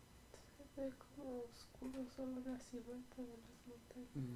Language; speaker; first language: Spanish; native; Spanish